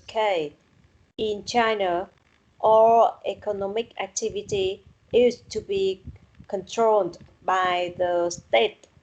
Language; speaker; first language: English; non-native, learner; Vietnamese